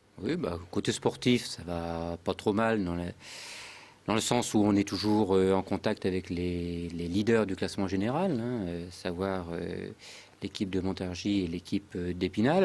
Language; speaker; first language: French; native; French